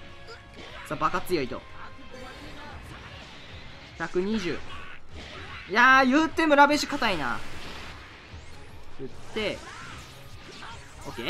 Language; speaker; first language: Japanese; native; Japanese